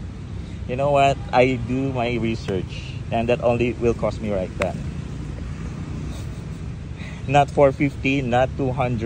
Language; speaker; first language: English; non-native, local second language; Filipino